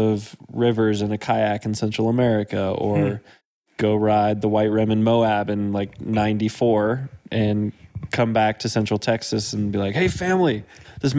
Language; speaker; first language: English; native; English